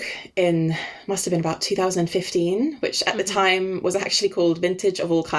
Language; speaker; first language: English; non-native, fluent; Danish